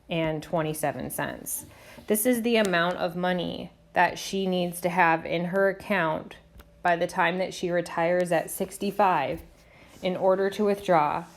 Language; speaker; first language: English; native; English